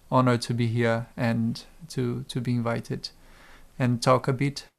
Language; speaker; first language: English; non-native, fluent; Portuguese